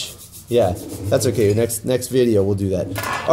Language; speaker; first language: English; native; English